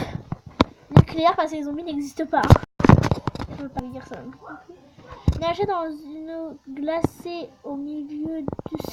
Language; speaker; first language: French; native; French